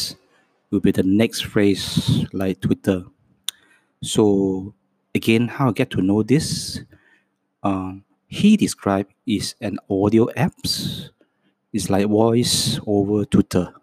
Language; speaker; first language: English; non-native, local second language; Cantonese